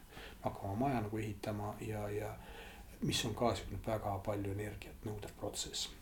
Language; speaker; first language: Estonian; non-native, local second language; Russian